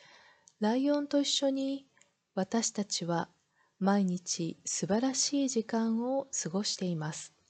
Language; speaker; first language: Japanese; non-native, learner; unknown